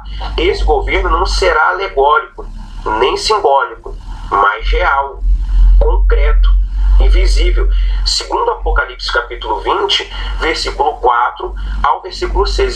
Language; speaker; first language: Portuguese; native; Portuguese